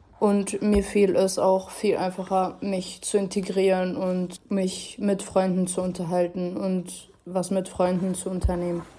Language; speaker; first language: German; early bilingual, other home language; Arabic